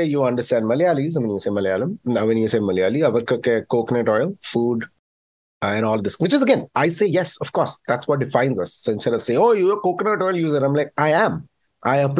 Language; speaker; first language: English; non-native, local second language; Malayalam